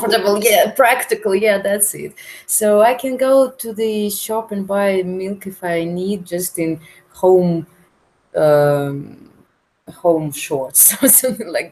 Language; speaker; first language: English; non-native, learner; Russian